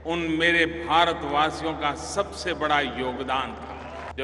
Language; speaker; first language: Hindi; non-native, local second language; Gujarati